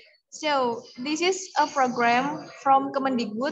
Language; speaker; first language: English; non-native, fluent; Indonesian